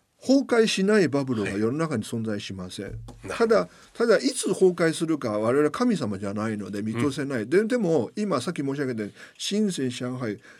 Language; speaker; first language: Japanese; non-native, fluent; Chinese